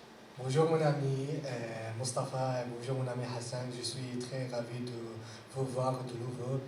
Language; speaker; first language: French; non-native, learner; Arabic